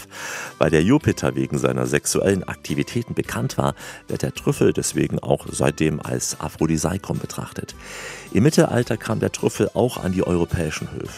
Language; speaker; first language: German; native; German